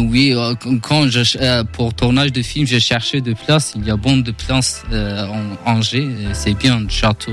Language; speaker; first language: French; non-native, learner; Kurdish